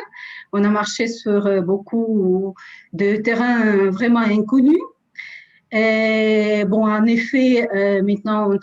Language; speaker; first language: French; non-native, fluent; Russian